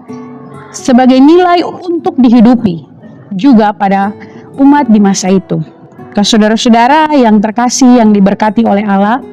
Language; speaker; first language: Indonesian; native; Indonesian